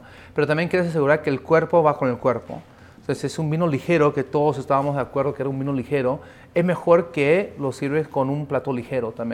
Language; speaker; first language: Spanish; early bilingual, heritage; Spanish